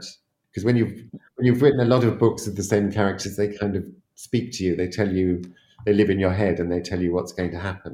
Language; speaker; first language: English; native; English